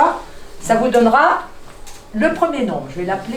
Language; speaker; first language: French; native; French